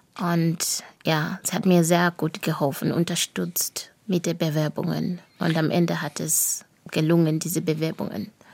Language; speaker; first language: German; non-native, fluent; Shona